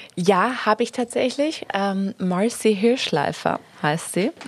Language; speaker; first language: German; early bilingual, other home language; Spanish